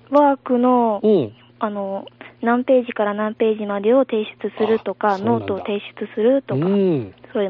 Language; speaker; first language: Japanese; native; Japanese